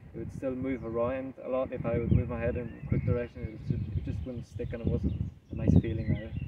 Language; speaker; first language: English; early bilingual, other home language; Spanish